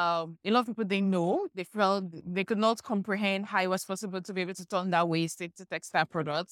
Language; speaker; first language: English; non-native, local second language; Yoruba